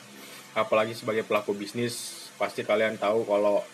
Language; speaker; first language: Indonesian; native; Indonesian